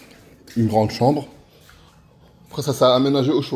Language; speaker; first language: French; non-native, local second language; Arabic